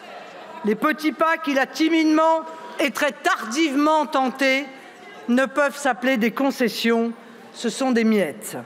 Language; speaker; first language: French; native; French